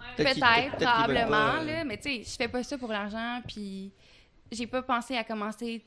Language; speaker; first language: French; native; French